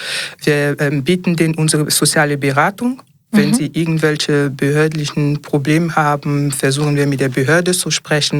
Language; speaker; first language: German; non-native, fluent; French